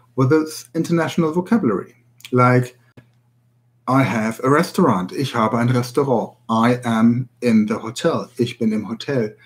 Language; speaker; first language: English; non-native, fluent; German